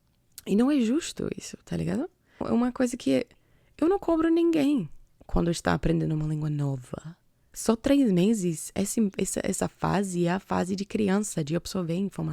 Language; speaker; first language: Portuguese; non-native, fluent; English